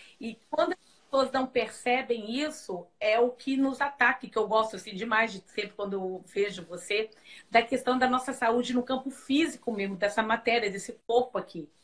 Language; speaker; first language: Portuguese; native; Portuguese